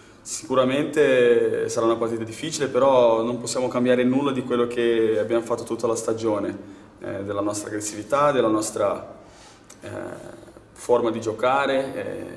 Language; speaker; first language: Italian; non-native, fluent; Portuguese